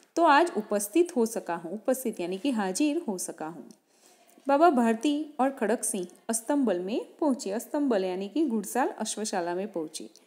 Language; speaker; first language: Hindi; non-native, local second language; Gujarati